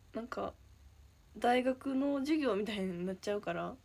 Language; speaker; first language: Japanese; native; Japanese